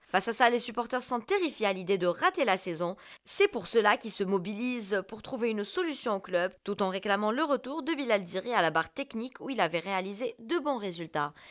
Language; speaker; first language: French; non-native, local second language; Arabic